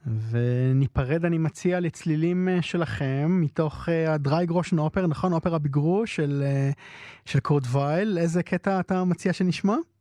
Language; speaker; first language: Hebrew; native; Hebrew